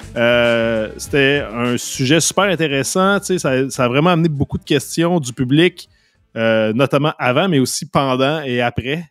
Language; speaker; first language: French; native; French